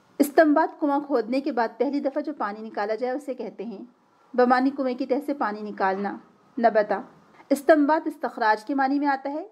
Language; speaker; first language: Urdu; native; Urdu